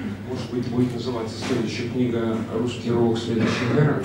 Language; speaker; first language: Russian; native; Russian